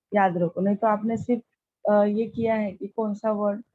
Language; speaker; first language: Hindi; non-native, local second language; Marathi